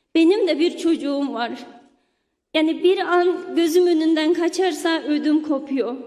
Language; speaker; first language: Turkish; non-native, fluent; Uyghur